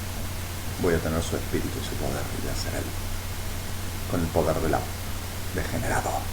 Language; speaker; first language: Spanish; native; Spanish